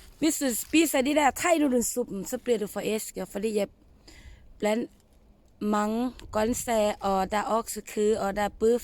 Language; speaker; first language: Danish; non-native, learner; Thai